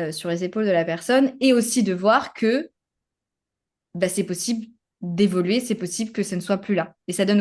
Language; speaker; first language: French; native; French